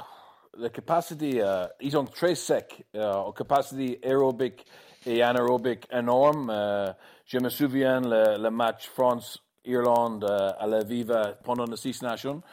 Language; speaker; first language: French; non-native, learner; English